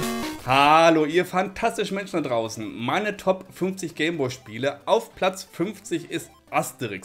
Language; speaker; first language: German; native; German